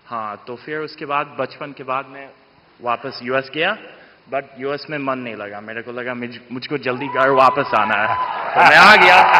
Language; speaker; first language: Hindi; non-native, fluent; English